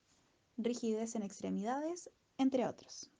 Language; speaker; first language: Spanish; native; Spanish